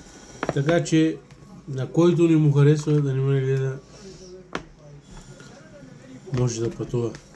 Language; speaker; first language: Bulgarian; non-native, local second language; Romanian